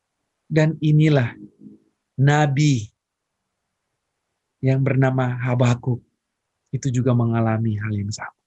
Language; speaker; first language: Indonesian; native; Indonesian